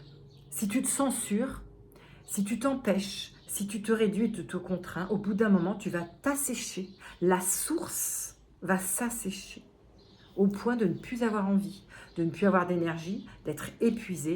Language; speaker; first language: French; native; French